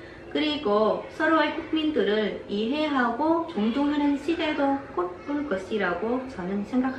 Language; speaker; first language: Korean; non-native, fluent; Vietnamese